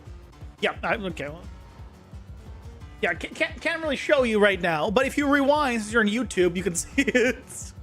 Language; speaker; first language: English; native; English